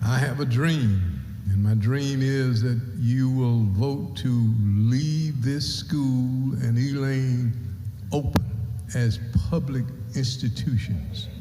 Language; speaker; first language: English; native; English